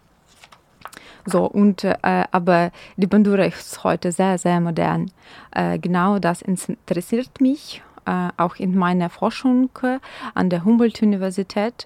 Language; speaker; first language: German; non-native, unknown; Ukrainian